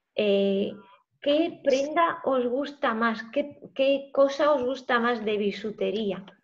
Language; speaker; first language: Spanish; non-native, fluent; Russian